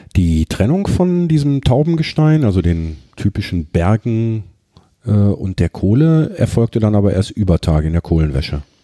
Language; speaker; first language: German; native; German